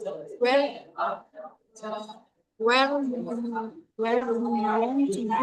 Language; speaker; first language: English; non-native, learner; Indonesian